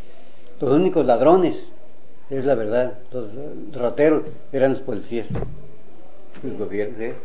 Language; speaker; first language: Spanish; native; Spanish